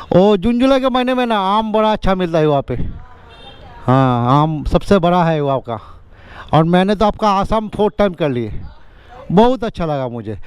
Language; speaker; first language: Hindi; non-native, local second language; Bangla